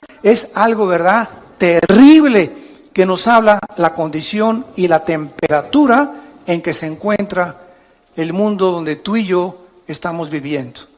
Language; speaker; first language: Spanish; native; Spanish